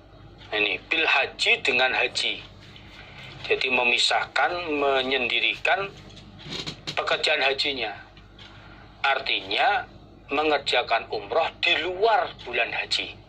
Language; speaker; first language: Indonesian; non-native, local second language; Javanese